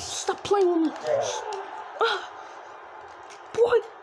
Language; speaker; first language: English; native; English